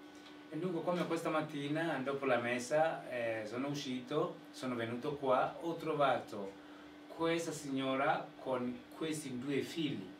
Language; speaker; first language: Italian; non-native, fluent; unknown